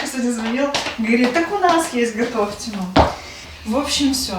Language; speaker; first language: Russian; native; Russian